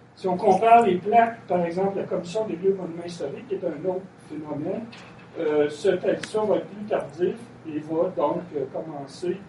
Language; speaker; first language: French; native; French